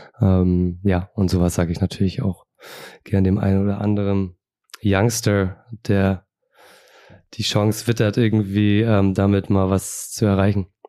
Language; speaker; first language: German; native; German